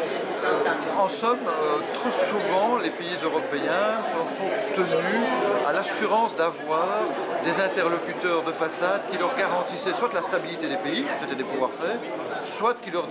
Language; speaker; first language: French; native; French